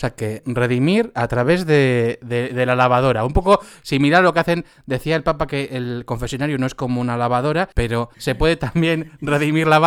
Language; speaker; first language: Spanish; native; Spanish